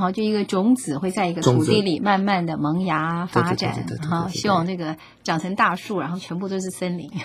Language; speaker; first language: Chinese; native; Chinese